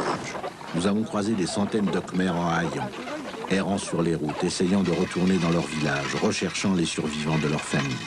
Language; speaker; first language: French; native; French